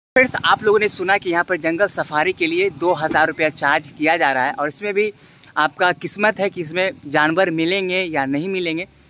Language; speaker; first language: Hindi; native; Hindi